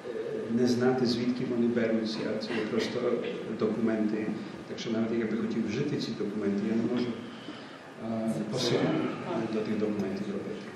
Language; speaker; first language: Ukrainian; early bilingual, heritage; Ukrainian